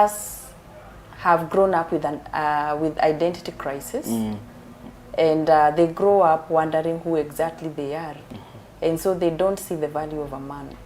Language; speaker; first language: English; non-native, local second language; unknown